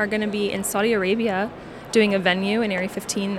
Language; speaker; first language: English; native; English